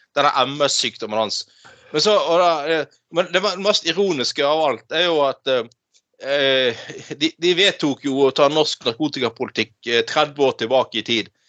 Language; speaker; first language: Norwegian; native; Norwegian